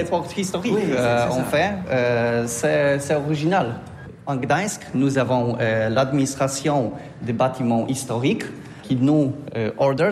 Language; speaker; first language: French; non-native, learner; Polish